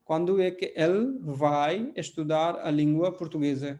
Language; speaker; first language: Portuguese; non-native, fluent; Hindi